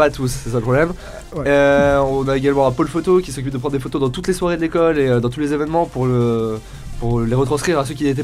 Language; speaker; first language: French; native; French